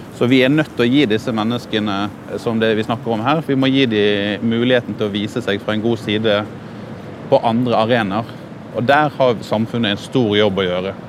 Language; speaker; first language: Norwegian; native; Norwegian